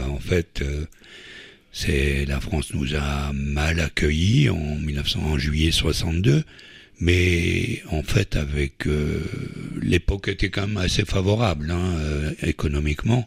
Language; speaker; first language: French; native; French